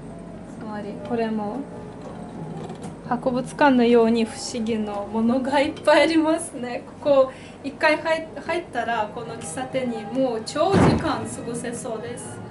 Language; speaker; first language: Japanese; non-native, fluent; Russian